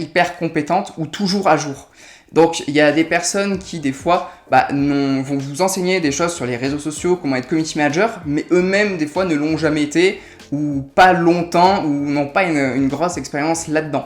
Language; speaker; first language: French; native; French